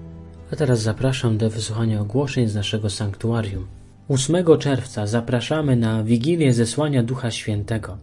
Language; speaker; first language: Polish; native; Polish